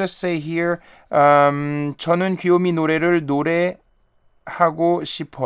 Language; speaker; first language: Korean; non-native, learner; English